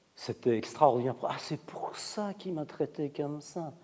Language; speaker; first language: French; native; French